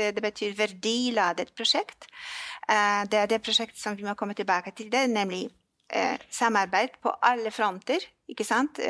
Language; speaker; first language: Norwegian; non-native, fluent; Polish